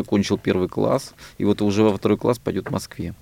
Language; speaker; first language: Russian; native; Russian